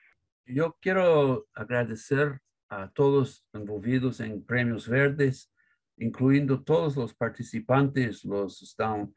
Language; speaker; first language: Spanish; non-native, learner; English